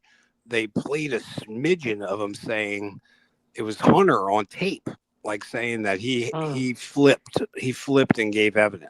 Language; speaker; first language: English; native; English